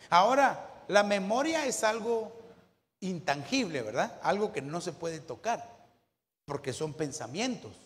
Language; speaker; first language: Spanish; native; Spanish